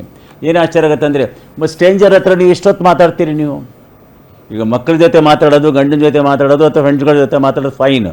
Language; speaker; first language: Kannada; native; Kannada